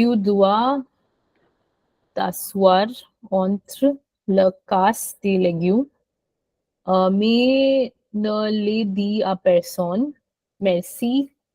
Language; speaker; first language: French; non-native, learner; Hindi